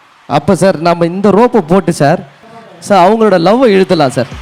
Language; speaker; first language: Tamil; native; Tamil